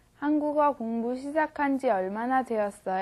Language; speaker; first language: Korean; non-native, learner; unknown